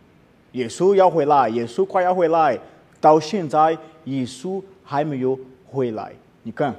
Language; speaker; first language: Chinese; non-native, learner; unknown